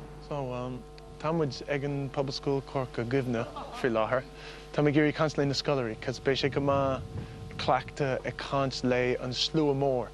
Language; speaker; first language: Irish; non-native, learner; English